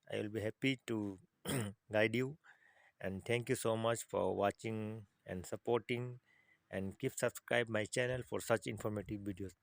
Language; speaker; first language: Hindi; native; Hindi